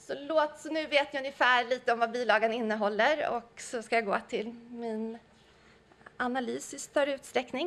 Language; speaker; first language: Swedish; native; Swedish